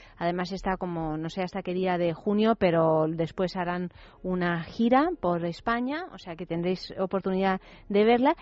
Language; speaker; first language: Spanish; native; Spanish